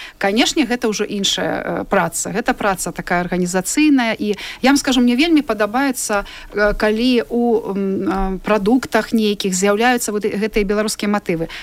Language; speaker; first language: Belarusian; non-native, local second language; Russian